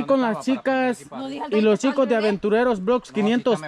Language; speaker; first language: Spanish; native; Spanish